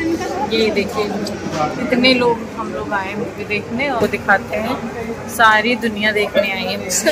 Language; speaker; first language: Hindi; native; Hindi